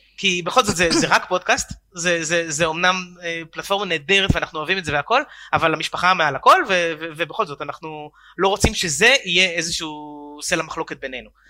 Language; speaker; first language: Hebrew; native; Hebrew